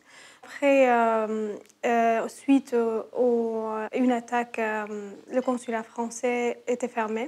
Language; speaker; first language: French; non-native, learner; Arabic